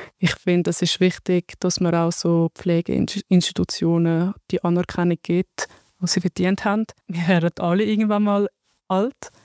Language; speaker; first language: German; early bilingual, other home language; Arabic